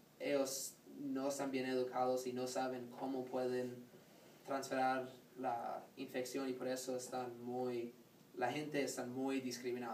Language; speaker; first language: Spanish; non-native, learner; English